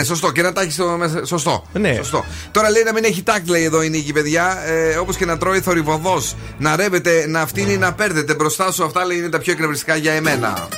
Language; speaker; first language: Greek; native; Greek